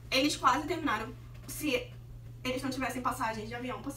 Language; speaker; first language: Portuguese; native; Portuguese